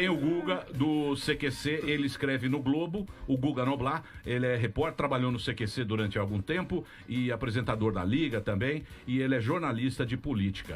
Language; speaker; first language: Portuguese; native; Portuguese